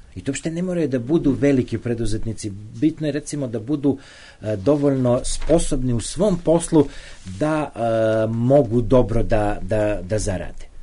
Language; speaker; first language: Serbian; native; Serbian